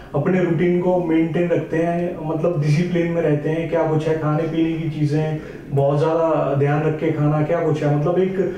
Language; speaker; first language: Hindi; native; Hindi